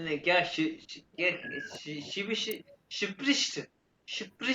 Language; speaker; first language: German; non-native, learner; Urdu